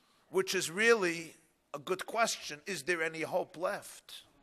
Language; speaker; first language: English; native; English